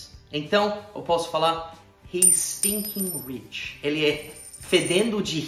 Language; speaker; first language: Portuguese; non-native, fluent; English